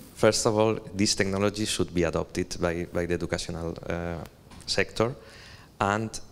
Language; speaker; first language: English; non-native, fluent; Spanish